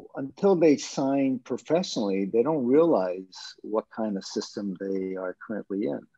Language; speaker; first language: English; non-native, fluent; Japanese